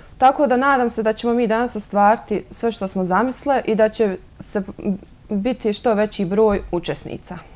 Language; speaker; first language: Croatian; native; Croatian